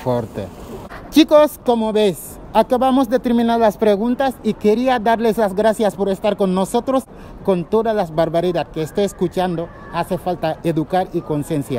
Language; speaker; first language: Spanish; non-native, fluent; Wolof